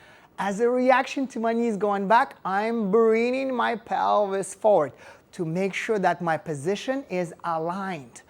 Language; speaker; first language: English; non-native, fluent; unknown